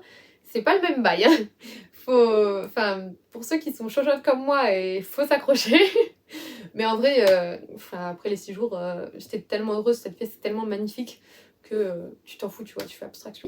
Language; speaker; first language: French; native; French